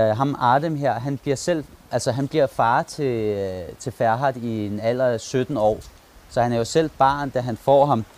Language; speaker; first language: Danish; early bilingual, other home language; Turkish